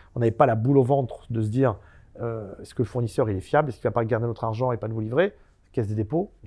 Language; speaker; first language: French; native; French